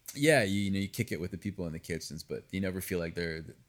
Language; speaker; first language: English; early bilingual, other home language; Spanish